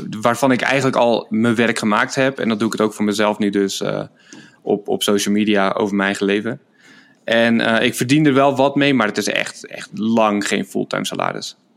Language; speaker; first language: Dutch; native; Dutch